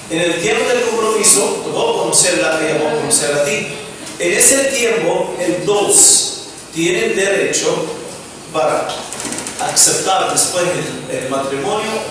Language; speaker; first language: Spanish; non-native, fluent; Arabic